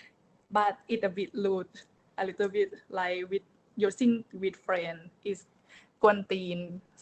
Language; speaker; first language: English; non-native, learner; Thai